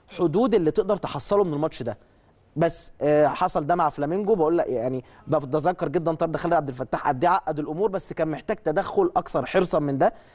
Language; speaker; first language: Arabic; native; Arabic